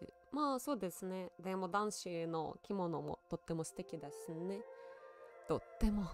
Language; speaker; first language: Japanese; non-native, learner; Russian